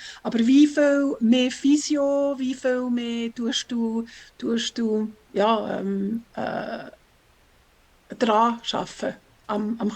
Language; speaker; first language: German; non-native, learner; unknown